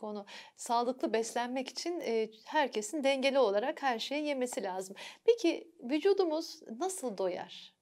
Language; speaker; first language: Turkish; native; Turkish